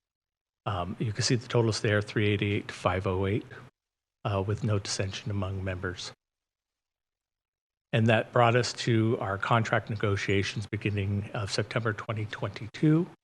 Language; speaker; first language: English; native; English